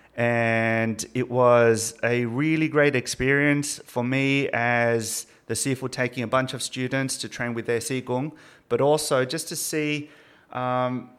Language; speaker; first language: English; early bilingual, other home language; Spanish